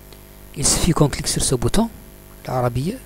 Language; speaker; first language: French; non-native, local second language; Arabic